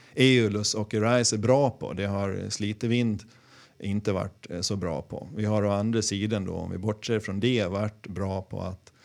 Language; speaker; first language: Swedish; native; Swedish